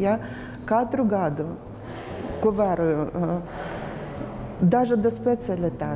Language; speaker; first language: Latvian; non-native, local second language; Russian